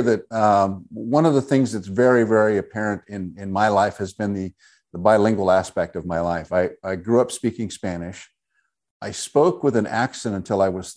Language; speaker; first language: English; native; English